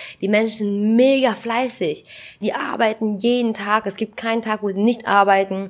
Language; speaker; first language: German; early bilingual, other home language; Vietnamese